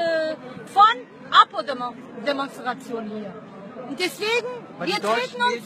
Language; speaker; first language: German; early bilingual, other home language; Turkish